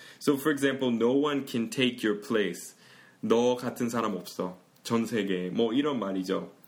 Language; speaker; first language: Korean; early bilingual, heritage; Korean